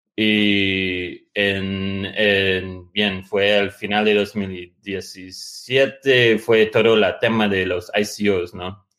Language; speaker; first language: Spanish; non-native, fluent; English